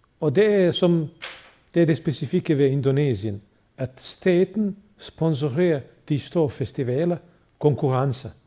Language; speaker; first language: Danish; non-native, fluent; Bosnian